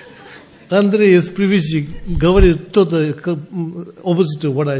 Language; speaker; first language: Russian; non-native, learner; Tibetan